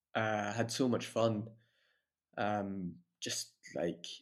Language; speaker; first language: English; native; English